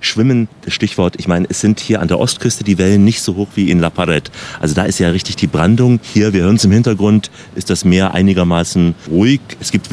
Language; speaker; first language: German; native; German